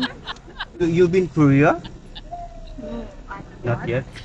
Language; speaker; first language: English; non-native, local second language; Filipino